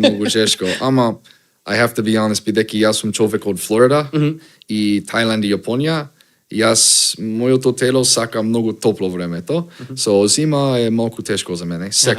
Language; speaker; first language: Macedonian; non-native, learner; English